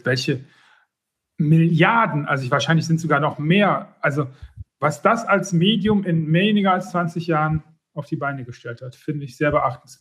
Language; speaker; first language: German; native; German